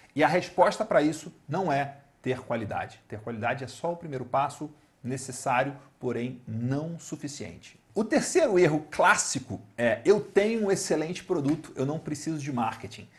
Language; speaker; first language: Portuguese; native; Portuguese